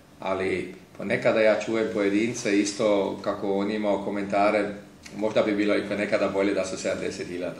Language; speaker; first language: Croatian; early bilingual, heritage; Croatian